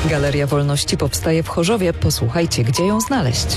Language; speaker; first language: Polish; native; Polish